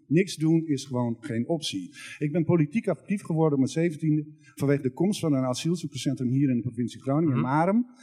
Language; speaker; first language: Dutch; native; Dutch